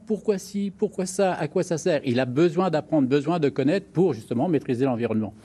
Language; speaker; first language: French; native; French